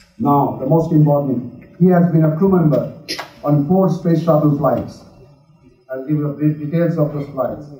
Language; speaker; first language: English; non-native, local second language; Bangla